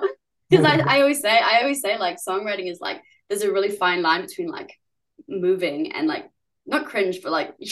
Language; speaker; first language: English; native; English